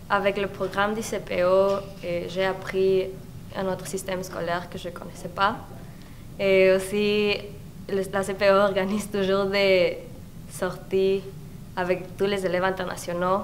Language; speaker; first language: French; non-native, learner; Spanish